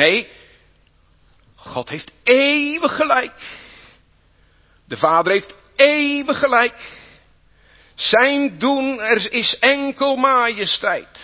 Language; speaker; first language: Dutch; native; Dutch